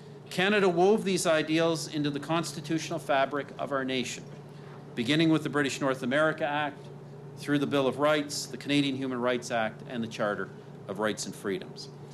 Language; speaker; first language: English; native; English